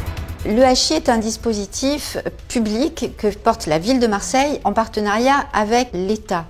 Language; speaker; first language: French; native; French